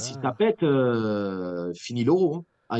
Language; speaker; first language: French; native; French